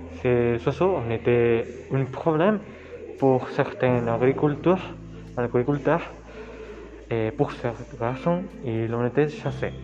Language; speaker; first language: French; non-native, learner; Spanish